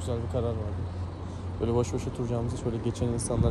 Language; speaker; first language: Turkish; native; Turkish